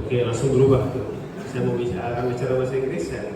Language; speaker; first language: Indonesian; native; Indonesian